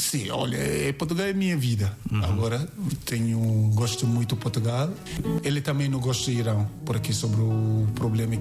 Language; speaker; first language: Portuguese; non-native, learner; Yoruba